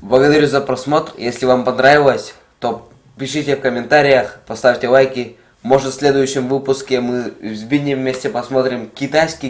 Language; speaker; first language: Russian; native; Russian